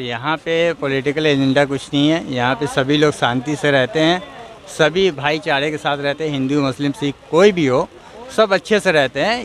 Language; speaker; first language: Hindi; native; Hindi